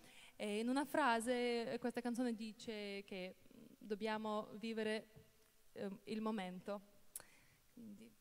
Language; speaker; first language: Italian; non-native, fluent; Russian